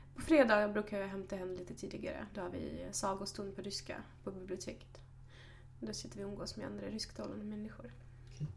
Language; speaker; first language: Swedish; non-native, fluent; Russian